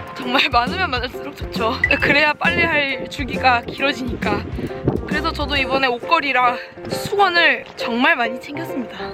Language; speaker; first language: Korean; native; Korean